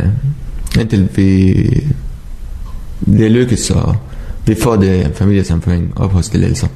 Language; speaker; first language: Danish; non-native, learner; Arabic